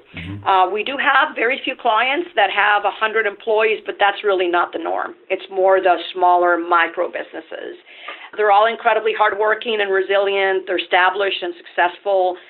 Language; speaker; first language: English; non-native, fluent; Spanish